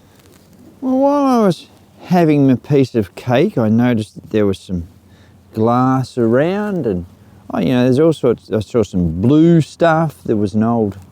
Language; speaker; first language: English; native; English